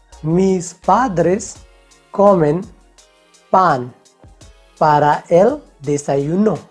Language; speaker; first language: Spanish; non-native, fluent; Hindi